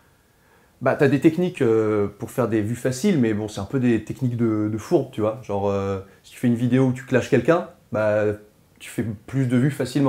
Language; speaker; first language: French; native; French